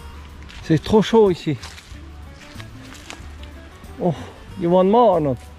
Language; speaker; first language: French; native; French